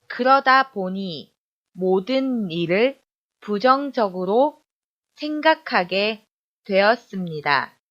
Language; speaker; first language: Korean; non-native, fluent; Chinese